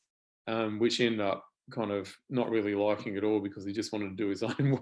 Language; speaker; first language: English; native; English